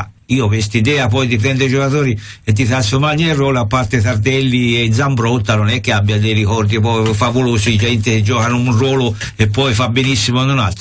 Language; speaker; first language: Italian; native; Italian